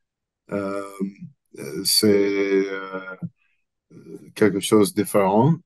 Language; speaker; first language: French; non-native, learner; English